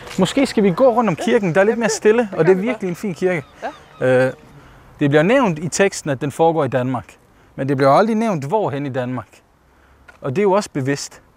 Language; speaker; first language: Danish; early bilingual, other home language; Bosnian